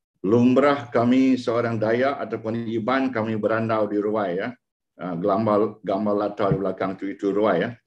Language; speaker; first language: Malay; non-native, local second language; Iban